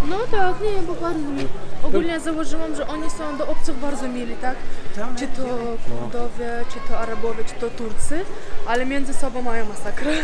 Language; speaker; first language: Polish; non-native, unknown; Uzbek